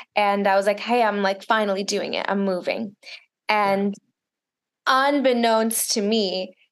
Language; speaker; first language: English; early bilingual, other home language; Russian